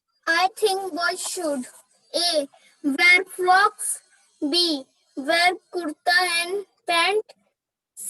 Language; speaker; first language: English; non-native, learner; Hindi